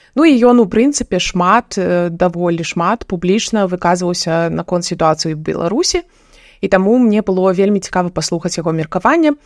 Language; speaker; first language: Belarusian; non-native, local second language; Russian